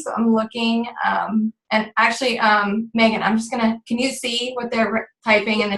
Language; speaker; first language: English; native; English